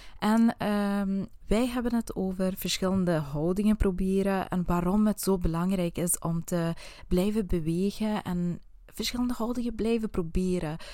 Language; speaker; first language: Dutch; native; Dutch